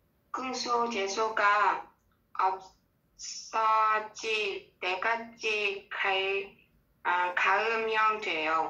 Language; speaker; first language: Korean; non-native, learner; Vietnamese